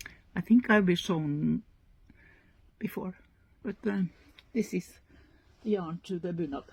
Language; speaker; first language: English; non-native, learner; Norwegian